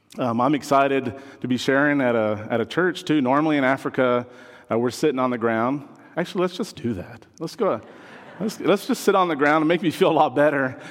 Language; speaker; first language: English; non-native, fluent; French